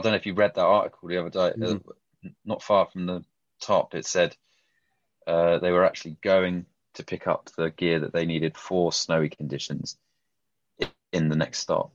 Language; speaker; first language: English; native; English